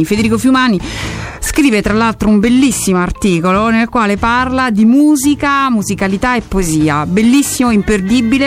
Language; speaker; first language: Italian; native; Italian